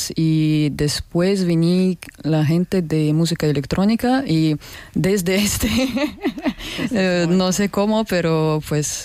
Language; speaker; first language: Spanish; non-native, learner; Russian